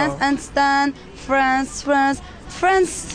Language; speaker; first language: English; non-native, learner; Turkish